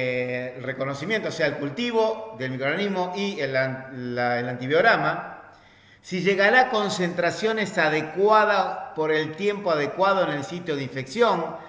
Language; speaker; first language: Spanish; native; Spanish